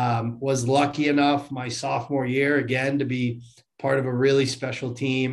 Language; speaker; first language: English; native; English